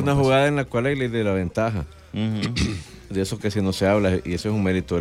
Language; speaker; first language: Spanish; native; Spanish